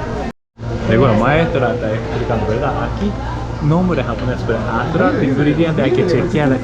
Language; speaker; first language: Spanish; non-native, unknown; Japanese